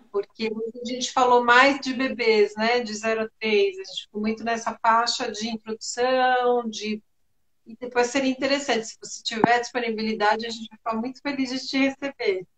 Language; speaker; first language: Portuguese; native; Portuguese